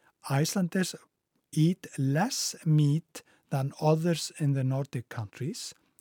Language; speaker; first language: English; non-native, fluent; Icelandic